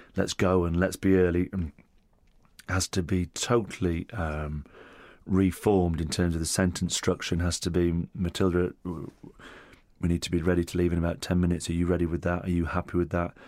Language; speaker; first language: English; native; English